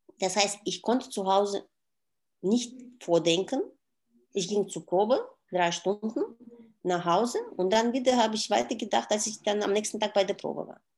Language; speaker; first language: German; non-native, fluent; Russian